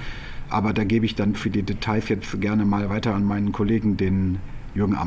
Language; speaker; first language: German; native; German